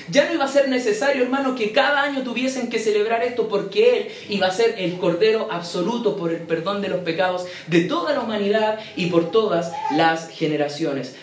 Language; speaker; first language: Spanish; native; Spanish